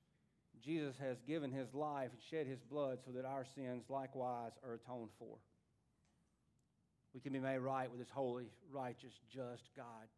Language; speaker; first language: English; native; English